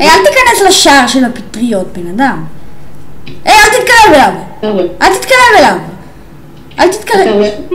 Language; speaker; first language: Hebrew; native; Hebrew